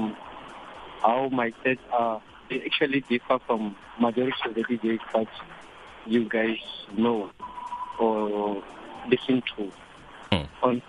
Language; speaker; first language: English; non-native, local second language; Venda